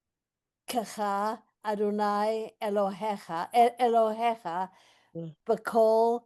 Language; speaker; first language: Hebrew; non-native, learner; English